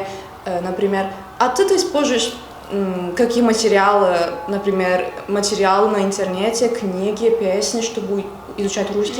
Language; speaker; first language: Russian; non-native, fluent; Turkish